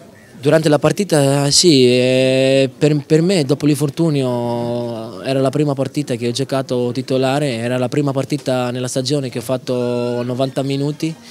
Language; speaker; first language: Italian; non-native, fluent; Greek